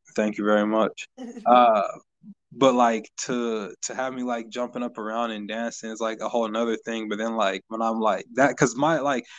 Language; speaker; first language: English; native; English